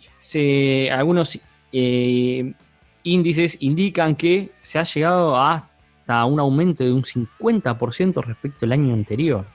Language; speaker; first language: Spanish; native; Spanish